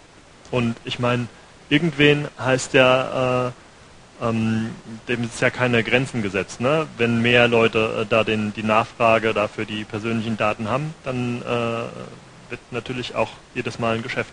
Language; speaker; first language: German; native; German